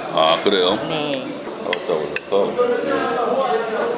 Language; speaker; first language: Korean; native; Korean